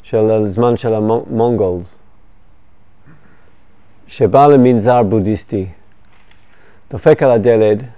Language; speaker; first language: Hebrew; non-native, fluent; English